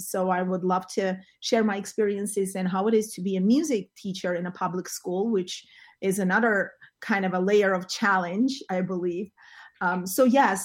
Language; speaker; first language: English; non-native, fluent; Armenian